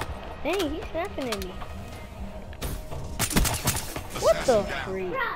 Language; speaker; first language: English; native; English